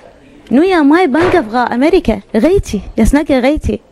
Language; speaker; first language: Danish; non-native, learner; Arabic